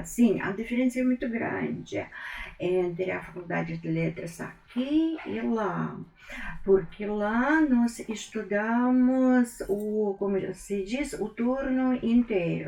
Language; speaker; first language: Portuguese; non-native, fluent; Russian